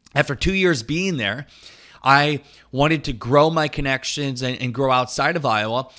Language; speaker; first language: English; native; English